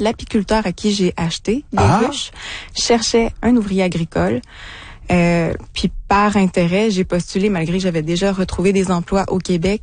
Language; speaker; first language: French; native; French